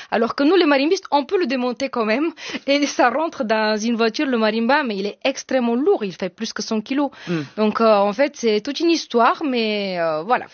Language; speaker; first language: French; non-native, fluent; Bulgarian